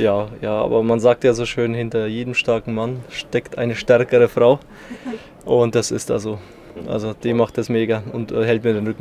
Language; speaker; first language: German; native; German